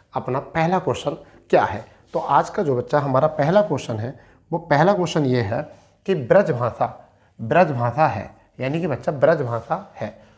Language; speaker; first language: Hindi; native; Hindi